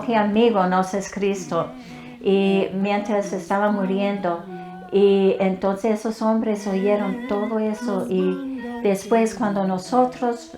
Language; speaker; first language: Spanish; non-native, fluent; English